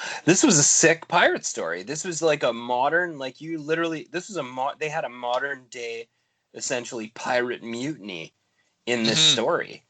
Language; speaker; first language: English; native; English